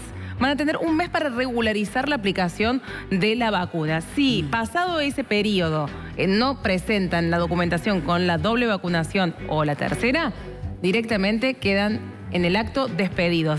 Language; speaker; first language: Spanish; native; Spanish